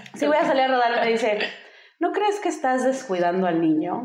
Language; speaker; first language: Spanish; early bilingual, heritage; Spanish